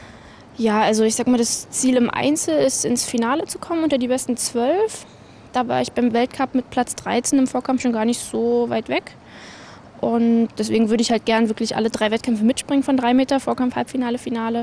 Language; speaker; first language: German; native; German